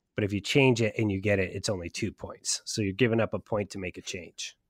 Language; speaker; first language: English; native; English